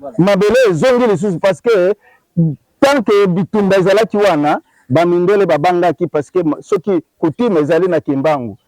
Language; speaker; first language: Lingala; non-native, local second language; Kongo